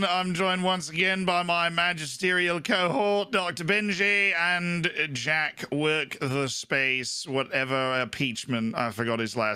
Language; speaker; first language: English; native; English